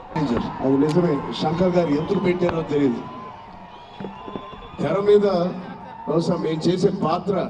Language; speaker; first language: Telugu; native; Telugu